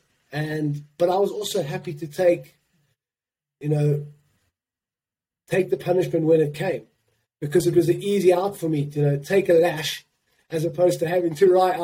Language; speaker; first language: English; native; English